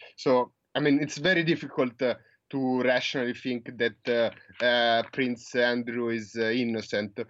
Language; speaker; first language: English; non-native, fluent; Italian